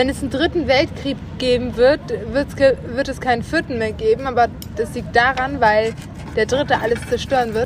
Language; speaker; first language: German; native; German